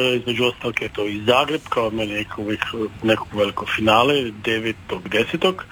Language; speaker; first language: Serbian; early bilingual, heritage; Croatian